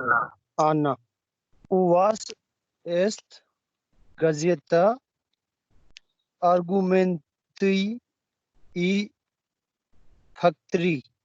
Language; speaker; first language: Russian; non-native, learner; Hindi